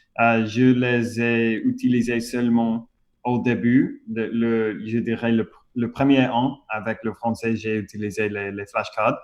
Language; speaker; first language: French; non-native, fluent; English